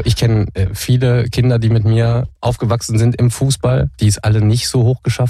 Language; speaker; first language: German; native; German